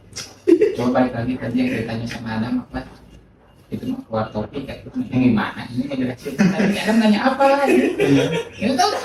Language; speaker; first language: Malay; non-native, local second language; Sundanese